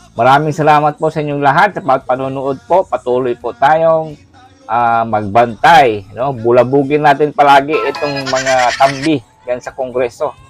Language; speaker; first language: Filipino; non-native, local second language; Cebuano